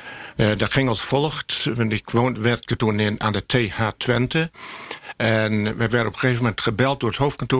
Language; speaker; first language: Dutch; native; Dutch